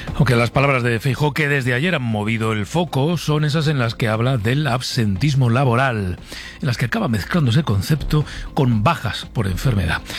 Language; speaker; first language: Spanish; native; Spanish